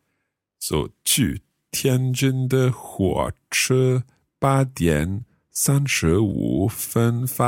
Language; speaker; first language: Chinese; non-native, learner; English